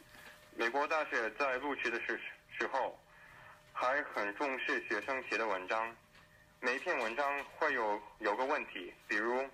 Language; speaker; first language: Chinese; early bilingual, heritage; Chinese